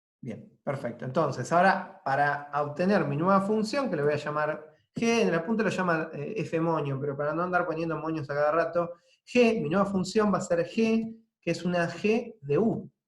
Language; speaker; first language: Spanish; native; Spanish